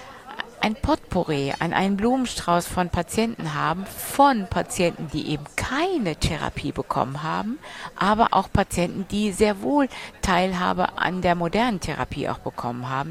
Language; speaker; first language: German; native; German